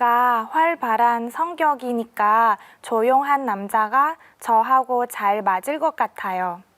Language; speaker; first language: Korean; non-native, learner; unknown